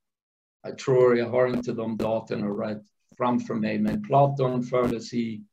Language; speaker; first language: Swedish; non-native, fluent; English